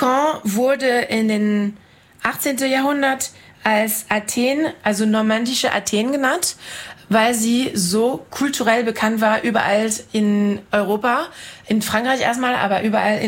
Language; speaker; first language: German; non-native, fluent; French